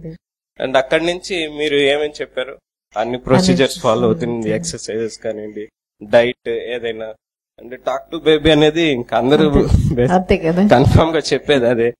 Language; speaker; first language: Telugu; native; Telugu